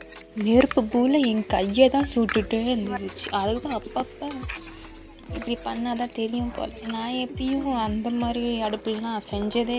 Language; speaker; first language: Tamil; early bilingual, heritage; Tamil